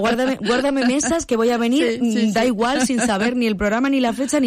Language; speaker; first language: Spanish; native; Spanish